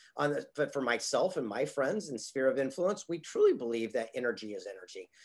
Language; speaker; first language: English; native; English